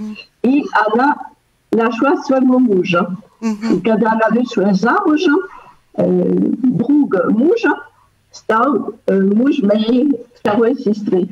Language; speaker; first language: Russian; early bilingual, heritage; Russian